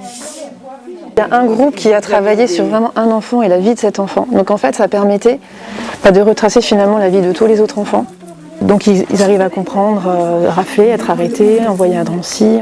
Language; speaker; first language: French; native; French